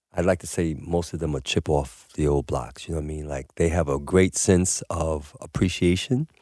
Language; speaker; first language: English; native; English